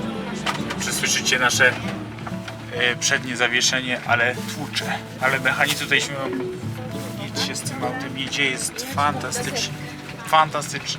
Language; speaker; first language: Polish; native; Polish